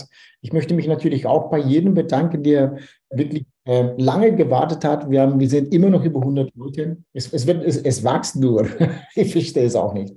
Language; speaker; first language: German; non-native, fluent; Dutch